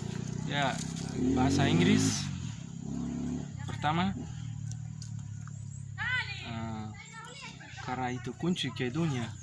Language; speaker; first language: Indonesian; non-native, learner; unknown